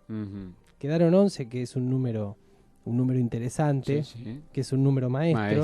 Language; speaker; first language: Spanish; native; Spanish